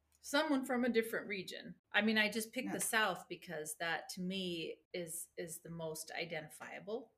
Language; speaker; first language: English; early bilingual, other home language; Spanish